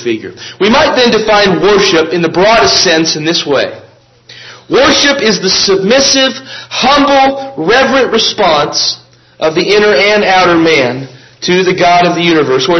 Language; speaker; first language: English; native; English